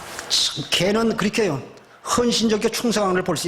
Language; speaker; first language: Korean; native; Korean